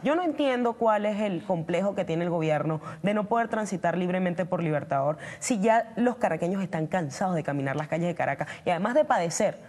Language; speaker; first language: Spanish; native; Spanish